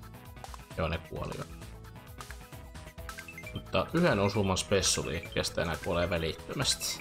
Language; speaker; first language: Finnish; native; Finnish